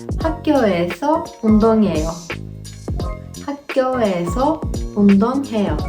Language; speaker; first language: Korean; non-native, fluent; Turkish